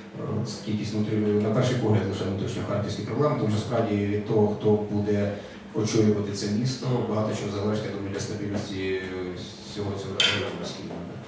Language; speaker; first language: Ukrainian; native; Ukrainian